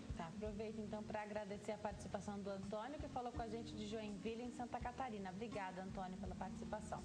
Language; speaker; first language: Portuguese; native; Portuguese